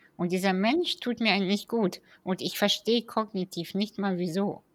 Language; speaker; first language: German; early bilingual, other home language; Russian